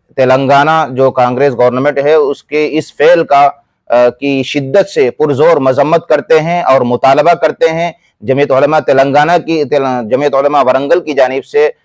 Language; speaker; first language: Urdu; native; Urdu